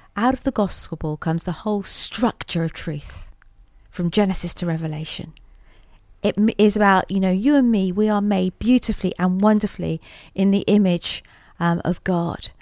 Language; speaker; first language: English; native; English